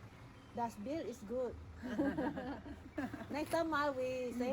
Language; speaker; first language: German; non-native, learner; Indonesian